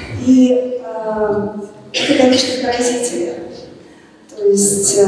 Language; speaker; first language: Russian; native; Russian